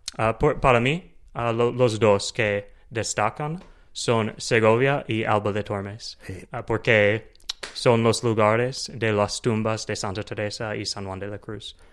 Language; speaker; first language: Spanish; non-native, learner; English